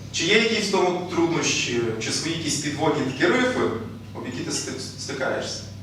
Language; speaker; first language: Ukrainian; native; Ukrainian